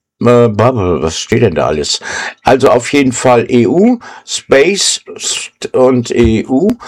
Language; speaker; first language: German; native; German